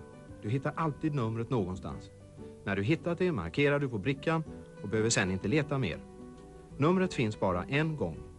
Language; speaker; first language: Swedish; native; Swedish